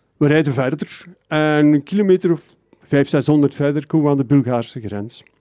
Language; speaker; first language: Dutch; native; Dutch